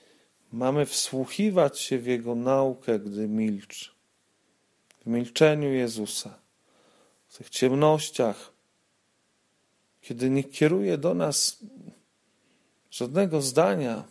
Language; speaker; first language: Polish; native; Polish